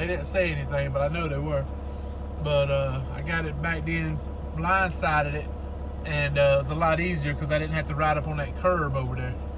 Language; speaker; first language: English; native; English